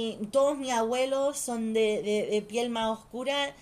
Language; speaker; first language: Spanish; early bilingual, heritage; Spanish